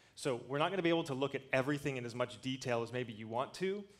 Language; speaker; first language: English; native; English